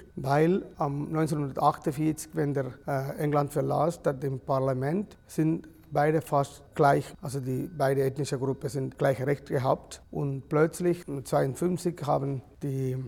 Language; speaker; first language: German; non-native, fluent; Sinhala